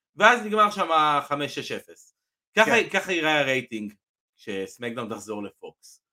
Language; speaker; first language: Hebrew; native; Hebrew